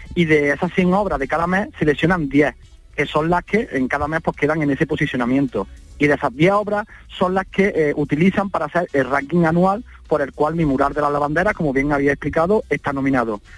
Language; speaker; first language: Spanish; native; Spanish